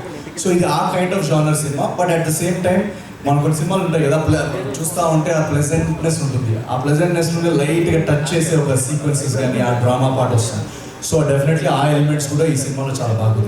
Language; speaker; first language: Telugu; native; Telugu